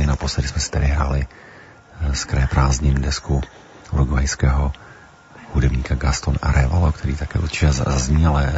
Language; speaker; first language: Czech; native; Czech